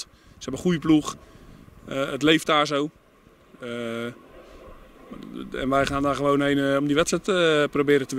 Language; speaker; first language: Dutch; native; Dutch